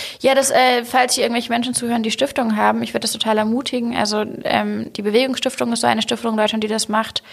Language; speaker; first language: German; native; German